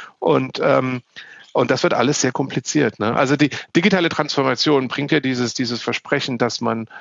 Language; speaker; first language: German; native; German